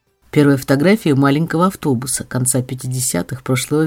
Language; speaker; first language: Russian; native; Russian